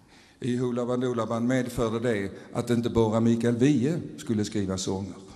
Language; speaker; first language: Swedish; native; Swedish